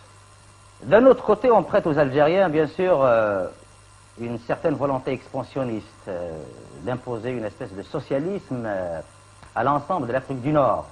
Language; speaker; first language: French; non-native, local second language; Arabic